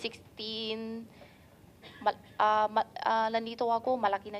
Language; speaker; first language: Filipino; non-native, learner; Chinese